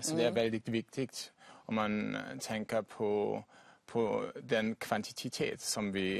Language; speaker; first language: Swedish; non-native, fluent; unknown